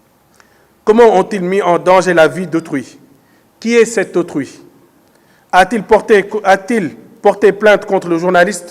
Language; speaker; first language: French; non-native, local second language; Wolof